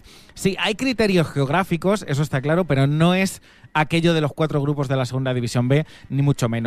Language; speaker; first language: Spanish; native; Spanish